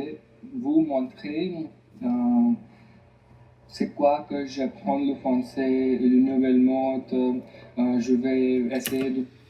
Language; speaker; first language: French; non-native, learner; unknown